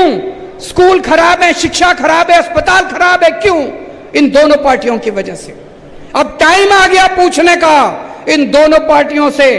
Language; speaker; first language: Hindi; native; Hindi